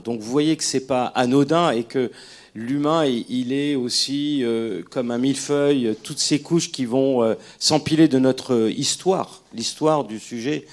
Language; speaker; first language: French; native; French